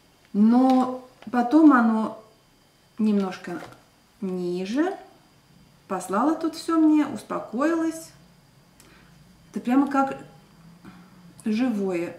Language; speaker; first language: Russian; non-native, local second language; Latvian